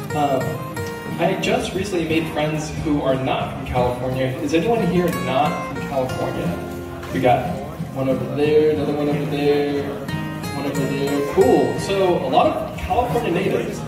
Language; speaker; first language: English; native; English